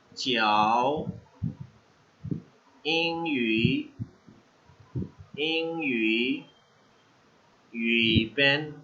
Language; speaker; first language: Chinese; non-native, fluent; Urdu